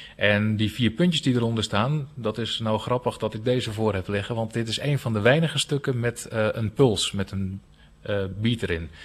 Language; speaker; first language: Dutch; native; Dutch